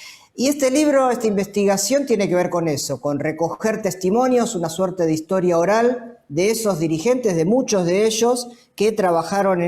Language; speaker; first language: Spanish; native; Spanish